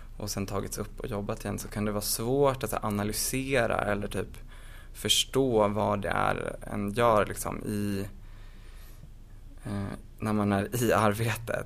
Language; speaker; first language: Swedish; native; Swedish